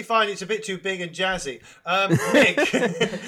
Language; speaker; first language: English; native; English